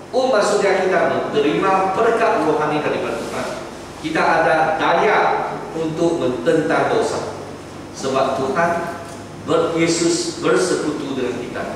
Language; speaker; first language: Malay; non-native, local second language; Chinese